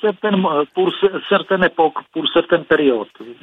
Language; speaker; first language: French; non-native, fluent; Czech